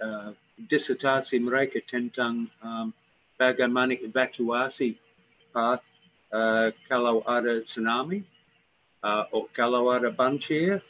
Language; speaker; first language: Indonesian; non-native, fluent; English